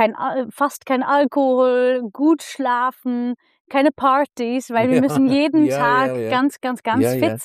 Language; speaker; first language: German; non-native, fluent; Dutch